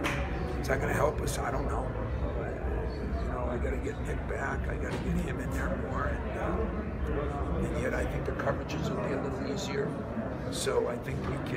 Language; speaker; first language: English; native; English